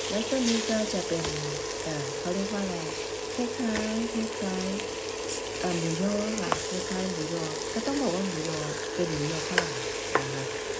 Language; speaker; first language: Thai; native; Thai